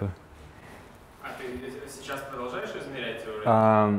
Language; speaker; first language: Russian; native; Russian